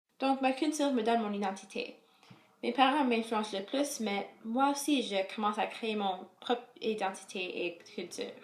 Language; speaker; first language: French; non-native, local second language; English